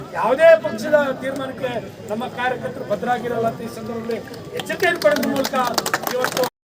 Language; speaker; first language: Kannada; native; Kannada